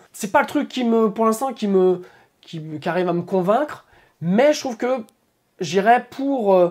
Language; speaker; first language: French; native; French